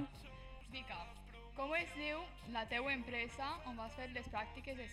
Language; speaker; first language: Catalan; non-native, local second language; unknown